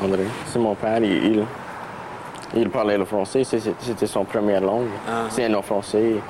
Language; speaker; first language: French; non-native, local second language; English